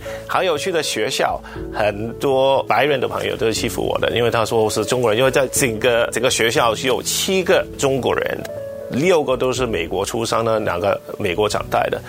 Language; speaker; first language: Chinese; non-native, local second language; Cantonese